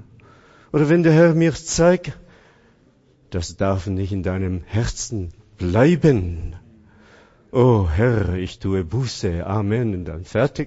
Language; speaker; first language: German; non-native, fluent; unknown